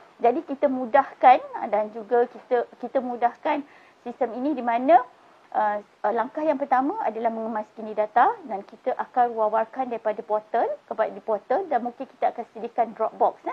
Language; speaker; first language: Malay; native; Malay